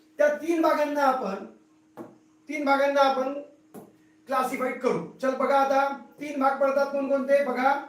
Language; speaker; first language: Marathi; non-native, local second language; Hindi